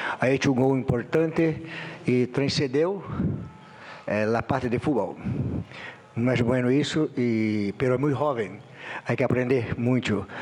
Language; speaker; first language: Portuguese; non-native, learner; Spanish